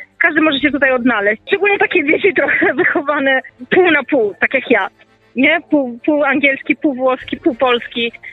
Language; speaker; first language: Polish; early bilingual, heritage; Polish